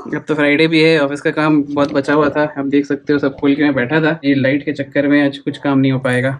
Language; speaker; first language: Hindi; native; Hindi